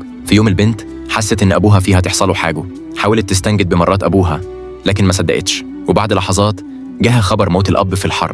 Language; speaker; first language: Arabic; native; Arabic